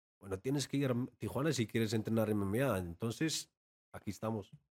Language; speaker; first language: Spanish; non-native, learner; Dutch